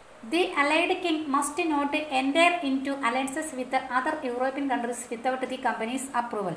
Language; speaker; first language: English; non-native, local second language; Malayalam